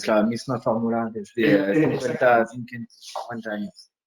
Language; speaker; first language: Spanish; non-native, fluent; French